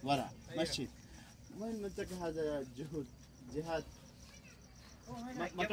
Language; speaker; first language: Arabic; non-native, learner; Bangla